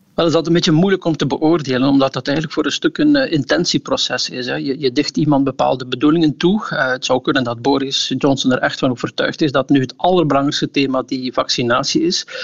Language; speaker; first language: Dutch; native; Dutch